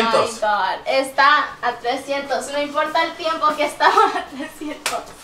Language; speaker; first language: Spanish; early bilingual, heritage; Spanish